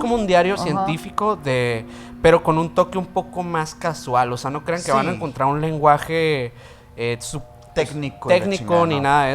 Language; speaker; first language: Spanish; native; Spanish